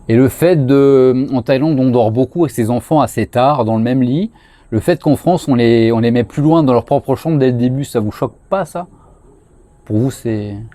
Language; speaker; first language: French; native; French